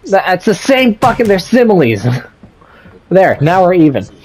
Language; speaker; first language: English; native; English